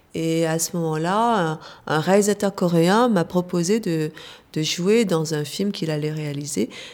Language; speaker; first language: French; early bilingual, other home language; Korean